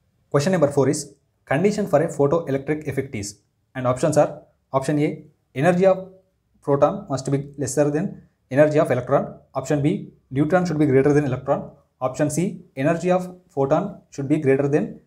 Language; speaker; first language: English; non-native, local second language; Telugu